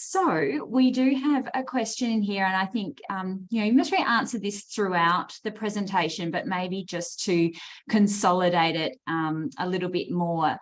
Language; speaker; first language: English; native; English